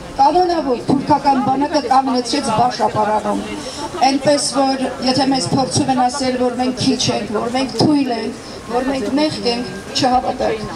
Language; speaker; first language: Armenian; native; Armenian